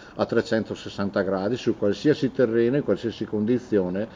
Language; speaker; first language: Italian; native; Italian